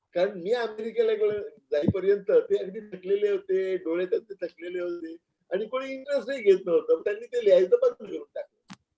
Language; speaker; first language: Marathi; native; Marathi